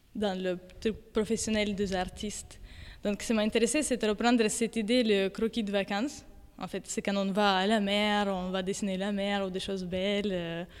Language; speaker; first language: French; non-native, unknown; Ukrainian